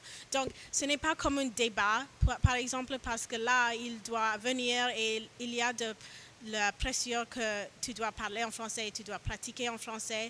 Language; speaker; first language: French; non-native, learner; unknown